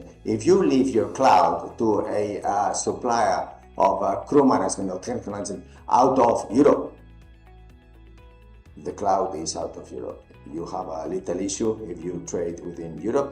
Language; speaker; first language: English; non-native, fluent; Spanish